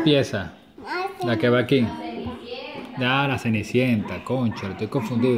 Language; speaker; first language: Spanish; native; Spanish